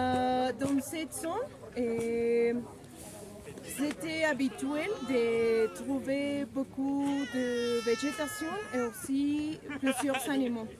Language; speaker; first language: French; non-native, learner; Spanish